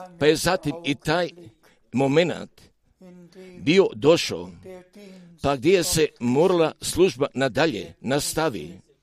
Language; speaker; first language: Croatian; early bilingual, heritage; Serbian